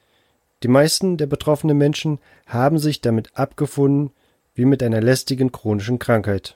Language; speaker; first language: German; native; German